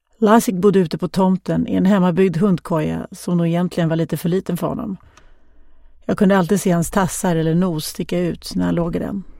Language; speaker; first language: Swedish; non-native, fluent; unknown